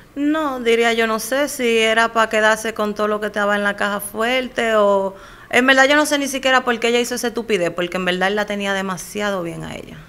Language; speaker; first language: Spanish; native; Spanish